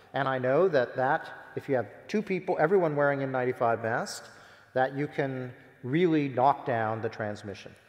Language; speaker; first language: English; native; English